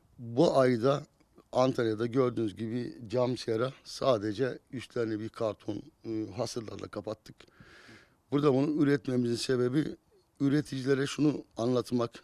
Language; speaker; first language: Turkish; native; Turkish